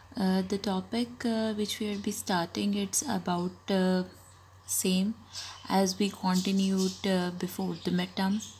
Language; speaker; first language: English; non-native, local second language; Urdu